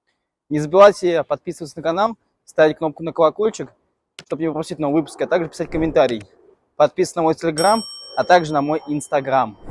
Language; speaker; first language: Russian; native; Russian